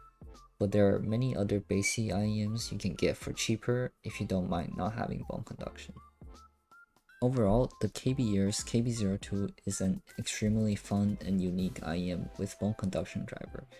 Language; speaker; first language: English; non-native, fluent; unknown